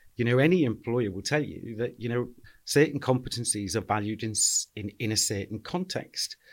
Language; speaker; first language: English; native; English